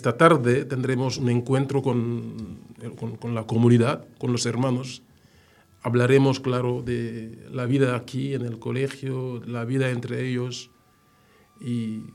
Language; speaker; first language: Spanish; non-native, fluent; Wolof